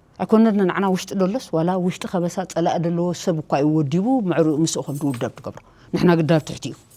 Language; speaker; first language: Tigrinya; native; Tigrinya